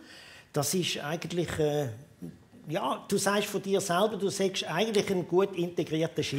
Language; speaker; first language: German; native; German